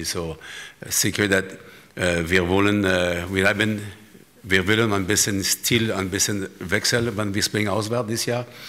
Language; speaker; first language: German; non-native, learner; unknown